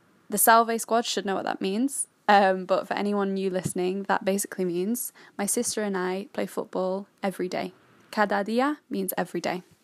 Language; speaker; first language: English; native; English